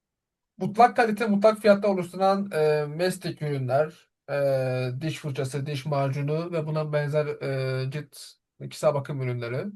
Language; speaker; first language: Turkish; native; Turkish